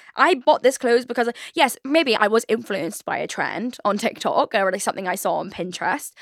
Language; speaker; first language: English; native; English